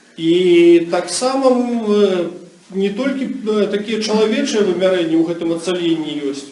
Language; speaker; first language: Belarusian; non-native, local second language; Russian